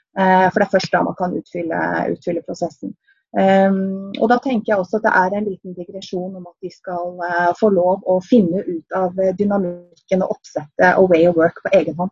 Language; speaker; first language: Norwegian; native; Norwegian